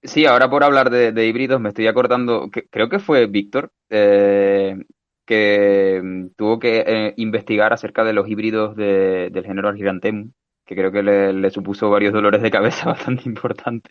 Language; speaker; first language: Spanish; native; Spanish